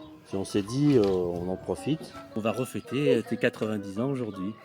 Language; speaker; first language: French; native; French